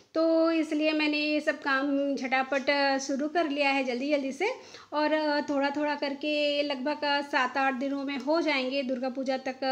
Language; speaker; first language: Hindi; non-native, local second language; Bangla